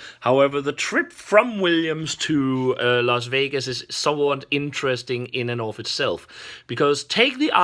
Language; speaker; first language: English; non-native, fluent; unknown